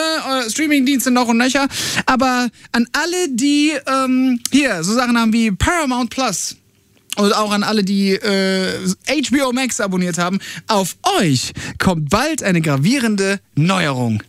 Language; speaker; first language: German; native; German